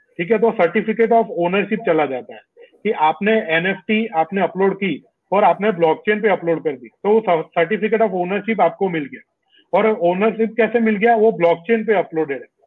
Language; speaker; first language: Hindi; non-native, local second language; Gujarati